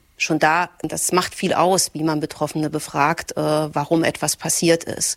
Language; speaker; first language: German; native; German